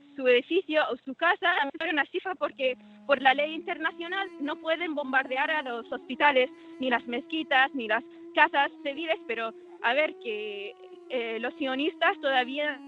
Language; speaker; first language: Spanish; non-native, fluent; Arabic